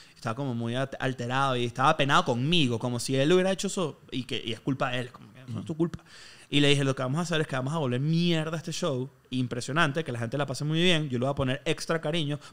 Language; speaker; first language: Spanish; native; Spanish